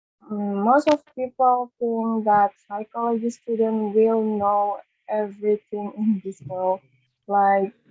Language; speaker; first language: English; non-native, learner; Indonesian